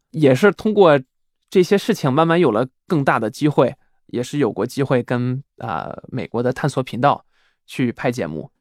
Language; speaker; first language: Chinese; non-native, fluent; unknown